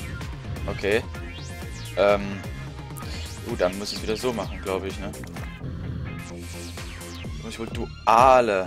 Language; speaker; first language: German; native; German